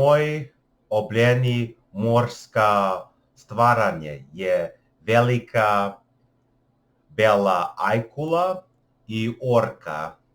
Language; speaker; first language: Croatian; non-native, learner; English